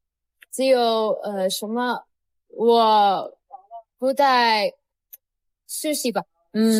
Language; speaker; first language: Chinese; non-native, fluent; Indonesian